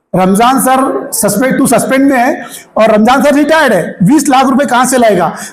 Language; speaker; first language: Hindi; non-native, local second language; Marathi